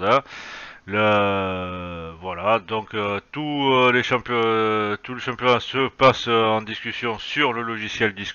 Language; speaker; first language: French; native; French